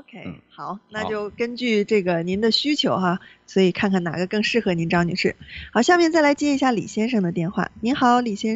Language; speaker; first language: Chinese; native; Chinese